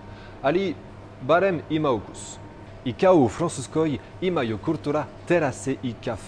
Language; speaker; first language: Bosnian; non-native, fluent; French